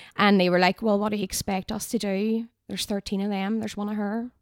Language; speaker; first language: English; native; English